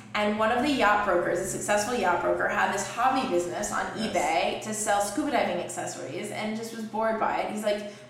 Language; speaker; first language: English; native; English